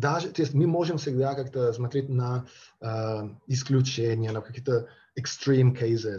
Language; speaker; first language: Russian; non-native, fluent; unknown